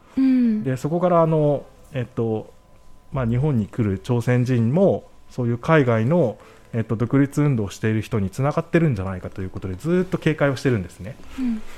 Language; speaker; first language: Japanese; native; Japanese